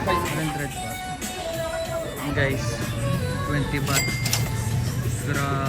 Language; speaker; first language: Korean; non-native, learner; Filipino